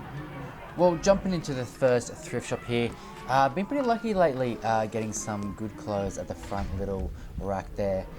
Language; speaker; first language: English; native; English